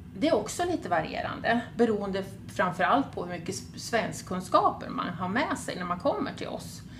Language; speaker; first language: Swedish; native; Swedish